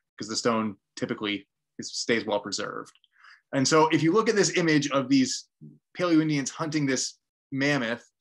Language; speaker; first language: English; native; English